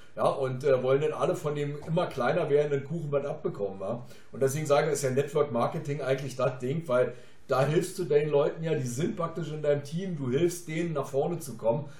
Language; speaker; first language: German; native; German